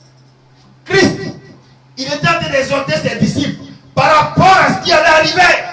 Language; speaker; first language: French; native; French